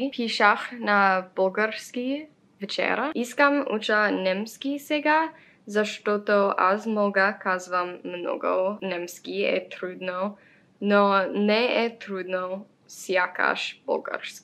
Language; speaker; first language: Bulgarian; non-native, learner; English